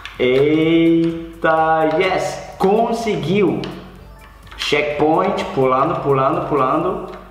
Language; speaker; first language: Portuguese; non-native, learner; English